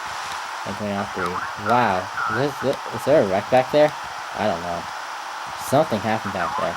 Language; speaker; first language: English; native; English